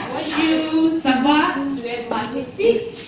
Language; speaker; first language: French; non-native, learner; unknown